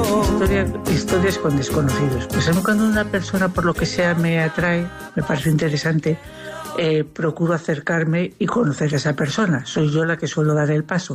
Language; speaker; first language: Spanish; native; Spanish